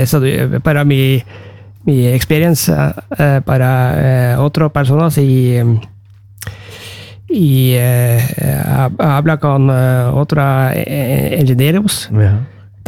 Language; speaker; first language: Spanish; non-native, learner; Norwegian